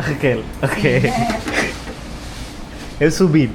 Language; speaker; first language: Portuguese; non-native, learner; Malayalam